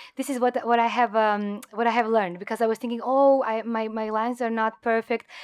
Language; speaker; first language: English; non-native, fluent; Croatian